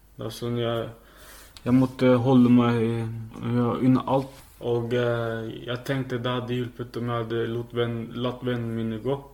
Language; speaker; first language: Norwegian; early bilingual, other home language; Filipino